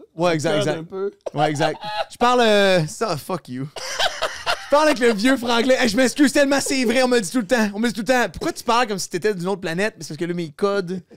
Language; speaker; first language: French; native; French